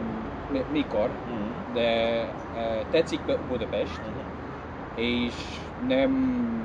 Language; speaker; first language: Hungarian; non-native, learner; English